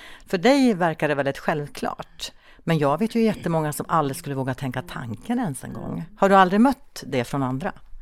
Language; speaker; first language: Swedish; native; Swedish